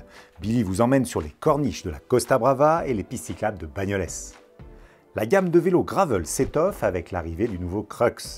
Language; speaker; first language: French; native; French